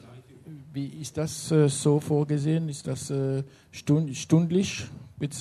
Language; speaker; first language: German; non-native, learner; French